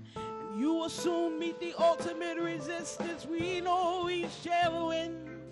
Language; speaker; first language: English; native; English